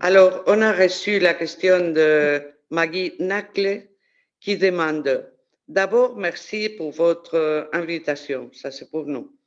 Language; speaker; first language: French; non-native, fluent; Spanish